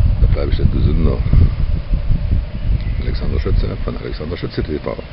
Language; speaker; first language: German; native; German